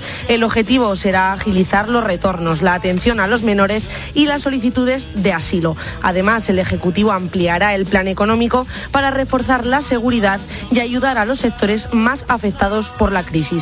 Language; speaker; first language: Spanish; native; Spanish